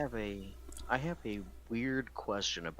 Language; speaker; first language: English; native; English